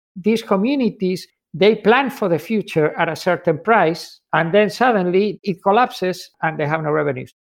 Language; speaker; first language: English; non-native, fluent; Spanish